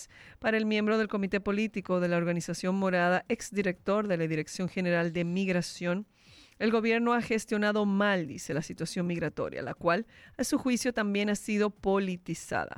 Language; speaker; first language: Spanish; native; Spanish